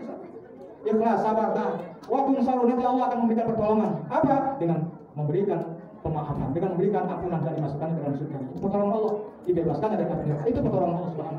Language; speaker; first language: Indonesian; native; Indonesian